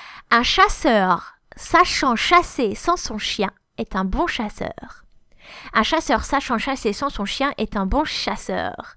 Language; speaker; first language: French; native; French